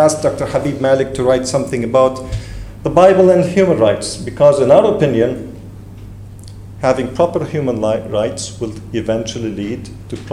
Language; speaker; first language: English; non-native, fluent; Arabic